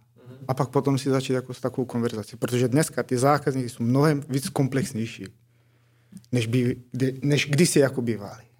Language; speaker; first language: Czech; non-native, fluent; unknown